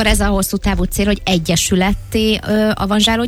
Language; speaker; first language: Hungarian; native; Hungarian